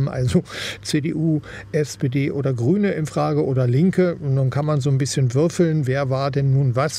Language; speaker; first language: German; native; German